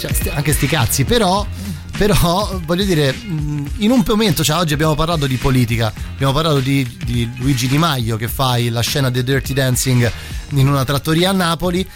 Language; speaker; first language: Italian; native; Italian